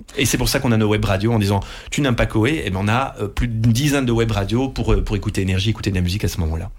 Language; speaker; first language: French; non-native, local second language; Dutch